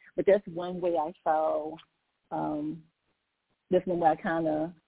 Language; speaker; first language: English; native; English